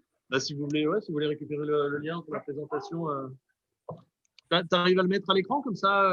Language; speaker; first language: French; native; French